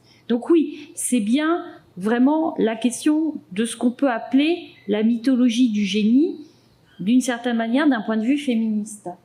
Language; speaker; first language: French; native; French